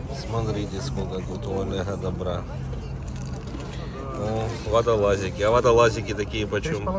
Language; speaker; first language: Russian; native; Russian